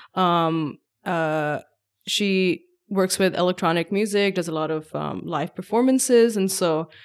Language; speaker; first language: English; non-native, local second language; Urdu